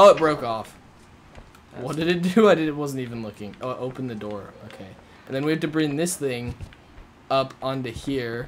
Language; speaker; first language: English; native; English